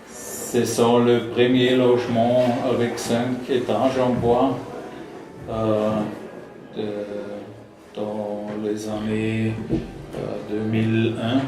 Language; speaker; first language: French; non-native, learner; German